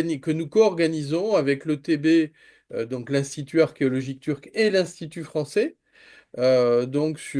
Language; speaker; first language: French; native; French